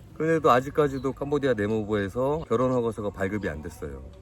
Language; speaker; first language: Korean; native; Korean